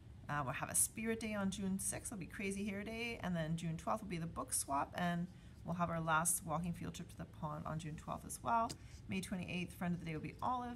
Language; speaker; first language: English; native; English